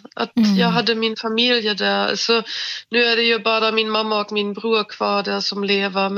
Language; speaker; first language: Swedish; non-native, fluent; German